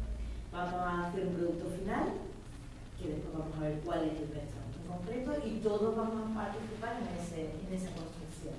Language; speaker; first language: Spanish; native; Spanish